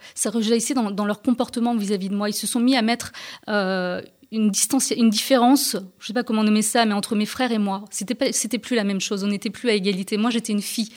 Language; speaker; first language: French; early bilingual, other home language; Turkish